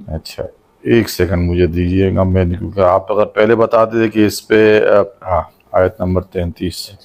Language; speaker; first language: Urdu; native; Urdu